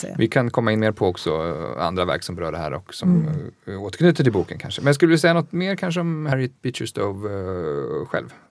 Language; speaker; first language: Swedish; native; Swedish